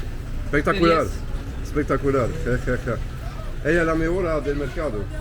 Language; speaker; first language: Spanish; non-native, learner; English